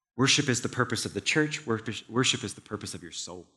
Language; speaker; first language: English; native; English